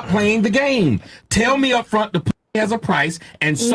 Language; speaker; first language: English; native; English